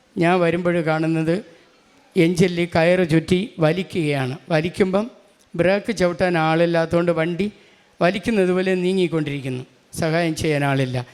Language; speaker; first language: Malayalam; non-native, local second language; Tamil